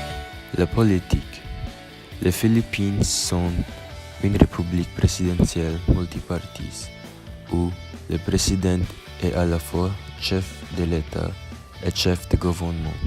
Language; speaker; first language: French; non-native, learner; Filipino